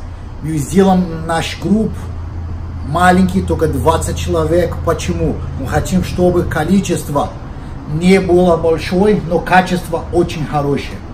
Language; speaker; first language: Russian; non-native, learner; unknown